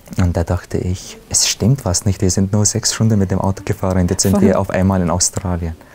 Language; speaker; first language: German; non-native, fluent; Arabic